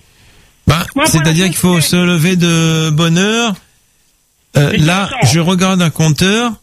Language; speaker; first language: French; native; French